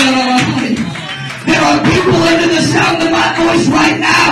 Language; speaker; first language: English; native; English